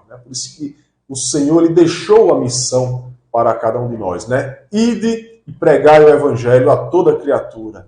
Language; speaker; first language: Portuguese; native; Portuguese